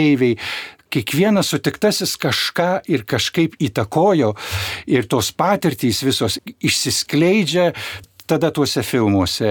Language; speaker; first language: Lithuanian; native; Lithuanian